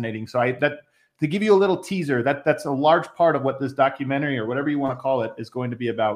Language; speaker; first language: English; native; English